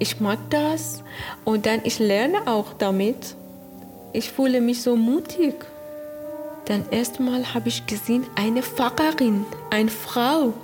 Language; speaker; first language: German; non-native, learner; Persian